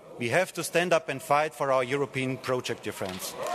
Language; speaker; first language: English; non-native, fluent; German